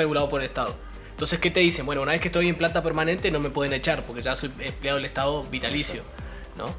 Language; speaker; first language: Spanish; native; Spanish